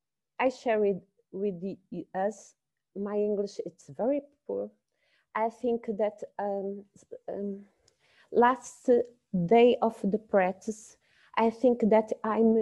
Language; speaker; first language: English; non-native, learner; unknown